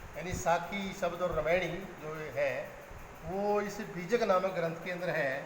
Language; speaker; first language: Hindi; native; Hindi